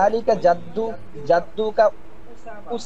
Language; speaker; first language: Arabic; non-native, learner; Bangla